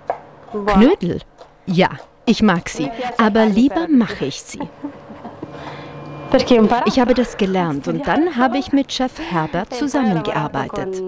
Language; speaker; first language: German; non-native, fluent; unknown